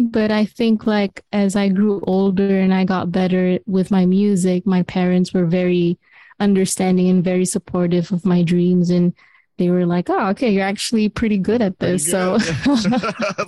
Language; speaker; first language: English; non-native, local second language; Malay